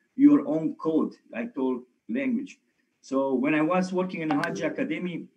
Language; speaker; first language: English; non-native, fluent; Romanian